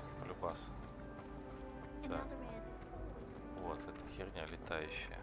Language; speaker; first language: Russian; native; Russian